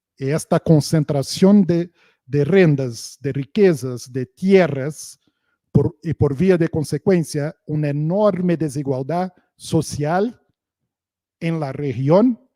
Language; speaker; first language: Spanish; non-native, fluent; Portuguese